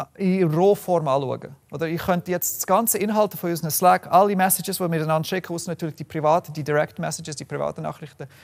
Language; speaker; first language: German; non-native, fluent; English